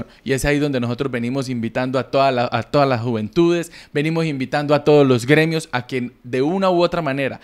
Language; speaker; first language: Spanish; native; Spanish